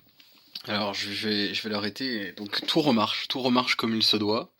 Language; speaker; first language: French; native; French